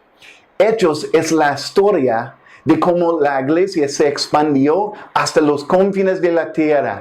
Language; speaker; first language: Spanish; non-native, fluent; English